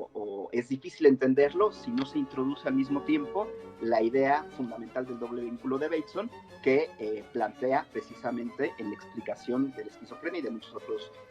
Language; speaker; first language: Spanish; native; Spanish